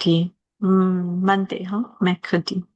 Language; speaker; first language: French; non-native, learner; Chinese